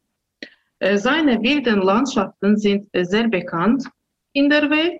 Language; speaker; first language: German; non-native, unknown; Azerbaijani